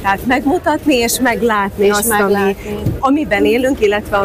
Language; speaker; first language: Hungarian; native; Hungarian